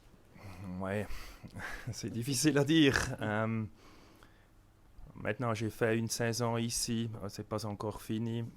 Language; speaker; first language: French; non-native, local second language; German